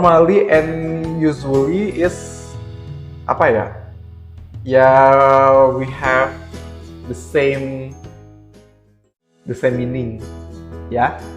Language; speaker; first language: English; non-native, learner; Indonesian